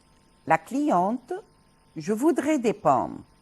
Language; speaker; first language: French; non-native, fluent; Arabic